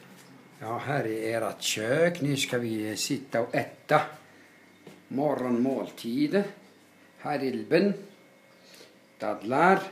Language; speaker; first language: Swedish; non-native, fluent; Arabic